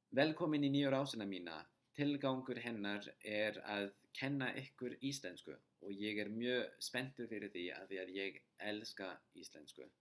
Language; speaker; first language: Icelandic; non-native, fluent; English